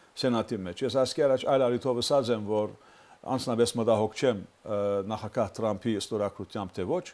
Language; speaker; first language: Armenian; early bilingual, heritage; Armenian